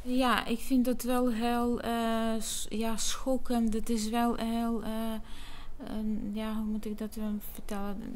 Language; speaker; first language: Dutch; non-native, fluent; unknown